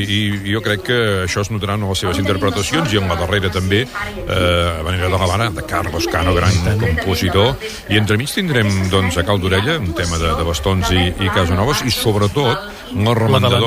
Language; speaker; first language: Catalan; native; Catalan